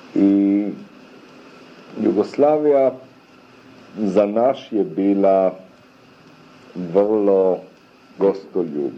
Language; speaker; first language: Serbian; early bilingual, other home language; German